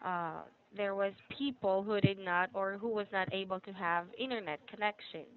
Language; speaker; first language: English; non-native, fluent; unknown